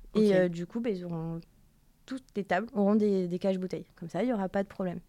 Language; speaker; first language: French; native; French